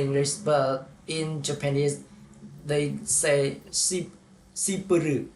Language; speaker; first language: English; non-native, learner; Vietnamese